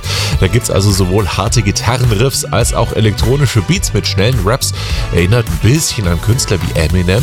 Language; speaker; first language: German; native; German